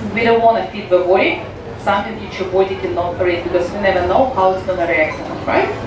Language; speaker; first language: English; non-native, fluent; Russian